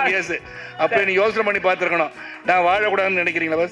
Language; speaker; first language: Tamil; native; Tamil